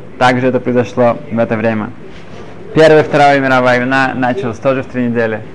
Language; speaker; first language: Russian; early bilingual, other home language; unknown